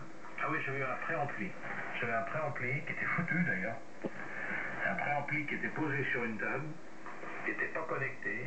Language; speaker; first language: French; native; French